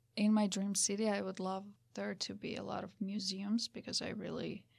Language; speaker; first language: English; non-native, fluent; Georgian